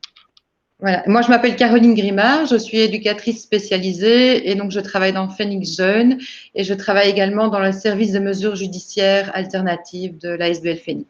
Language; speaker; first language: French; native; French